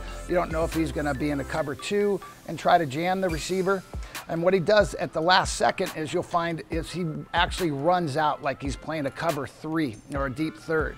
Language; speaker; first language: English; native; English